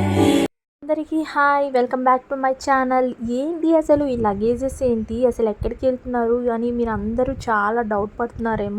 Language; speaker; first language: Telugu; native; Telugu